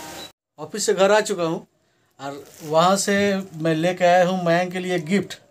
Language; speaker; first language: Hindi; native; Hindi